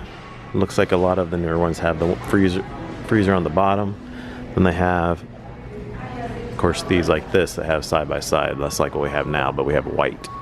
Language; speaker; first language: English; native; English